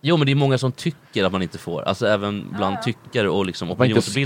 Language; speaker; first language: Swedish; native; Swedish